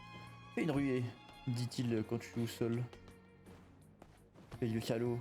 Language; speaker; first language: French; native; French